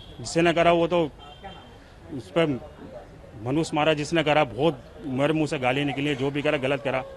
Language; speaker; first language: Hindi; native; Hindi